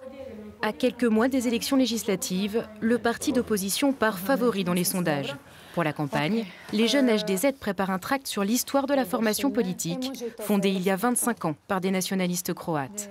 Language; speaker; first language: French; native; French